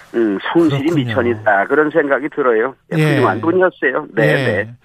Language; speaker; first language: Korean; native; Korean